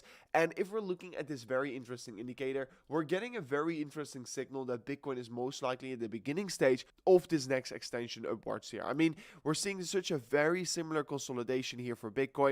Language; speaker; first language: English; non-native, fluent; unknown